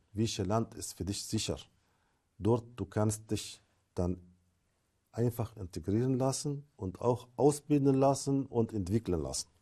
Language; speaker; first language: German; non-native, fluent; Arabic